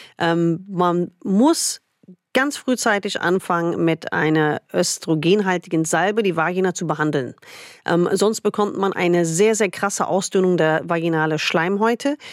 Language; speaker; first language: German; non-native, fluent; English